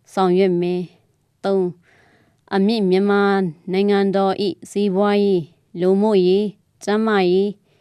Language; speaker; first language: Burmese; non-native, local second language; Tedim Chin